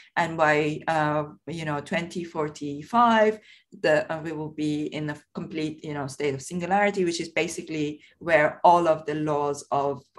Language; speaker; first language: English; non-native, fluent; Persian